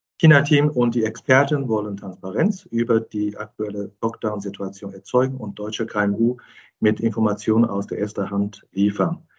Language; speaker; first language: German; non-native, fluent; Chinese